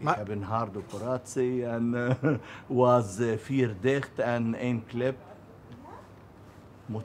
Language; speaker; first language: Dutch; non-native, learner; Arabic